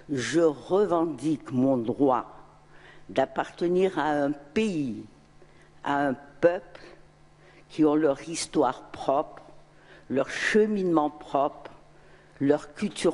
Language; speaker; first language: French; non-native, local second language; Arabic